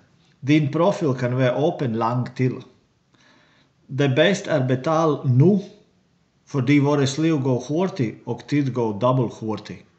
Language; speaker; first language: Danish; non-native, learner; Latvian